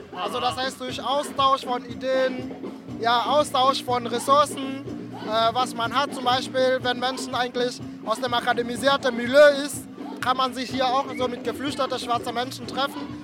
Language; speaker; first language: German; non-native, fluent; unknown